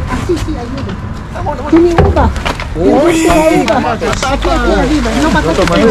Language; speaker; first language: Spanish; non-native, learner; Filipino